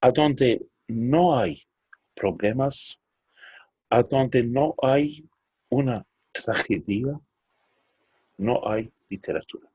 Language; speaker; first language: Spanish; early bilingual, heritage; Turkish